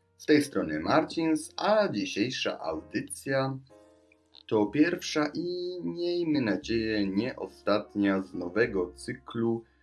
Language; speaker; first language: Polish; native; Polish